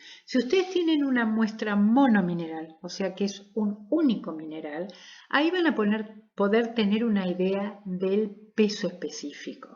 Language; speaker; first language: Spanish; native; Spanish